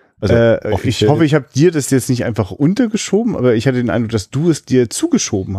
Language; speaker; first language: German; native; German